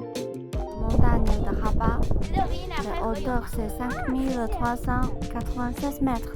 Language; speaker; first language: French; non-native, learner; Chinese